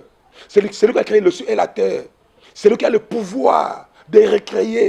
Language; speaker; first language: French; non-native, local second language; Lingala